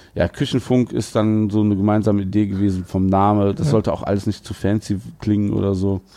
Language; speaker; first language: German; native; German